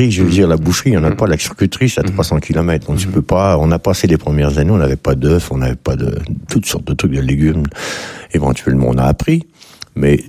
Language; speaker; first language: French; native; French